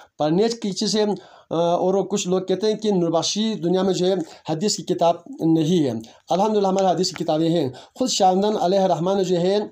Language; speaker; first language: Urdu; non-native, local second language; Balti